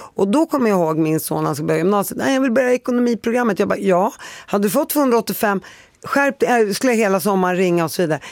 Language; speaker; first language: Swedish; early bilingual, other home language; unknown